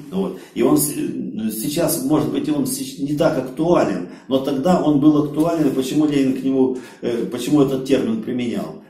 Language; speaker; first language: Russian; native; Russian